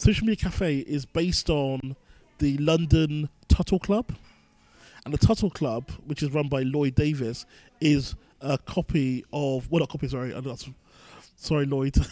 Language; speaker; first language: English; native; English